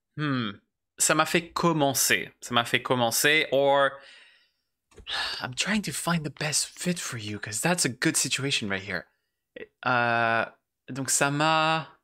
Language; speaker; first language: French; native; French